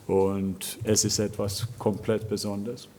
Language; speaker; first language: German; non-native, fluent; Finnish